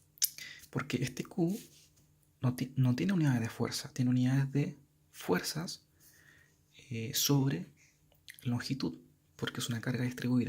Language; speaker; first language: Spanish; native; Spanish